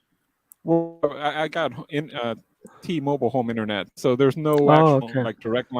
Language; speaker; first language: English; native; English